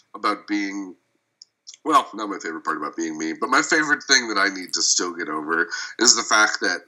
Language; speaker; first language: English; native; English